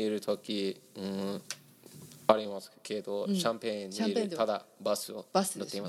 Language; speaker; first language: Japanese; non-native, learner; English